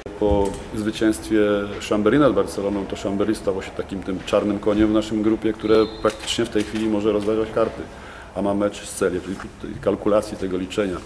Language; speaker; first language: Polish; native; Polish